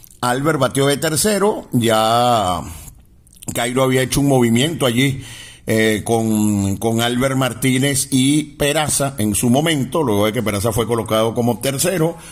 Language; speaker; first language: Spanish; native; Spanish